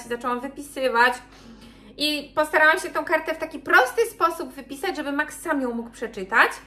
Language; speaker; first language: Polish; native; Polish